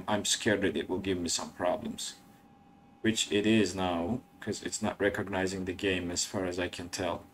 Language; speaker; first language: English; non-native, fluent; Turkish